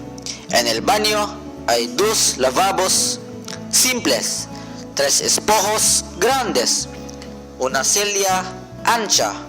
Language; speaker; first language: Spanish; non-native, learner; Cebuano